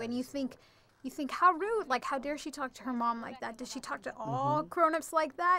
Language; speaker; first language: English; early bilingual, other home language; Spanish